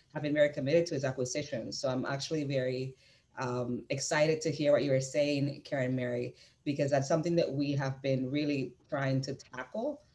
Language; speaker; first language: English; non-native, fluent; Spanish